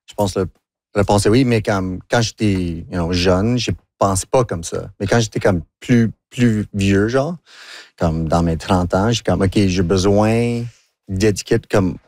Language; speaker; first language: French; non-native, local second language; English